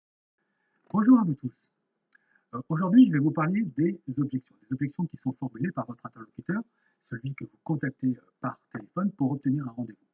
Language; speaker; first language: French; native; French